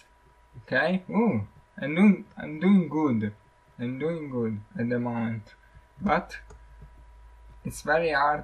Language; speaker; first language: English; non-native, learner; Italian